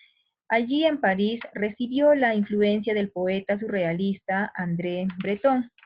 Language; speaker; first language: Spanish; native; Spanish